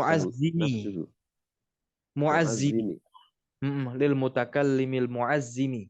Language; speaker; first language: Arabic; non-native, fluent; Indonesian